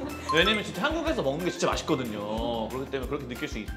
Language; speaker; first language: Korean; native; Korean